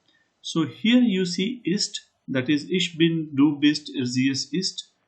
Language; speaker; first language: German; non-native, learner; Hindi